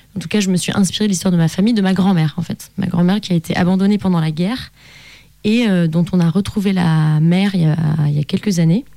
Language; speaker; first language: French; native; French